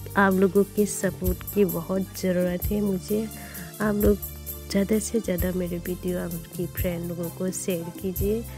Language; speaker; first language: Hindi; non-native, local second language; Kok Borok